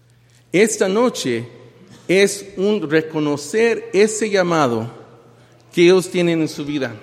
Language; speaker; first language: Spanish; early bilingual, heritage; Spanish